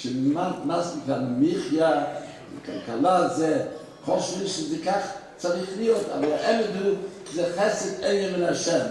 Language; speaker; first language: Hebrew; non-native, fluent; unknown